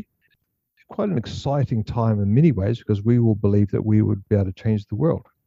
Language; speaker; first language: English; native; English